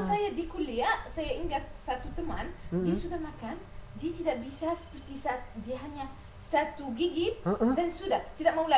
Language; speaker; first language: Indonesian; non-native, learner; Arabic